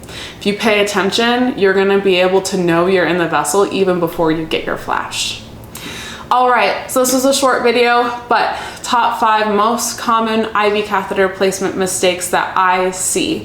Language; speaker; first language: English; native; English